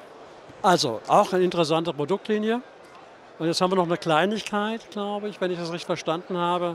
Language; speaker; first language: German; native; German